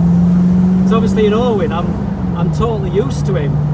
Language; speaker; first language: English; native; English